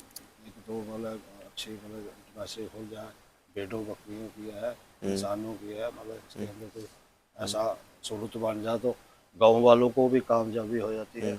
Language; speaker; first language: Hindi; non-native, local second language; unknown